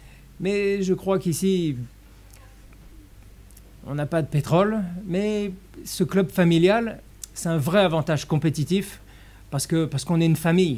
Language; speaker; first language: French; native; French